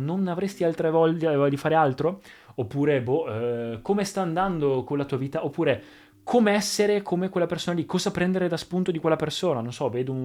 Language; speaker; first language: Italian; native; Italian